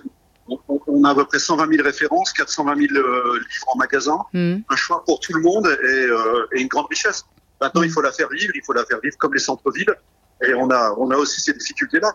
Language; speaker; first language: French; native; French